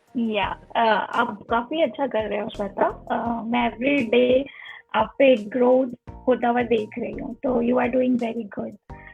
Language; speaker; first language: Hindi; native; Hindi